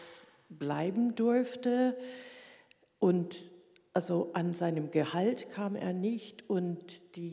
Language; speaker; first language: German; early bilingual, heritage; German